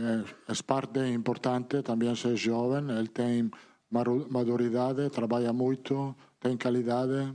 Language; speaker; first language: Portuguese; non-native, learner; Italian